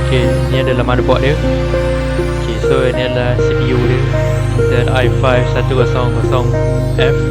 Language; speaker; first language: Malay; native; Malay